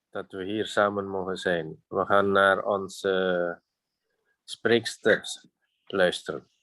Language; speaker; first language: Dutch; non-native, fluent; Indonesian